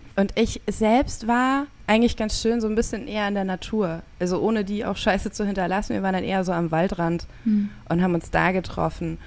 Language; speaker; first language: German; native; German